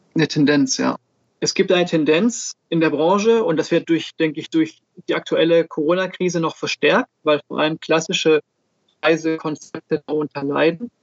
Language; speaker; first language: German; native; German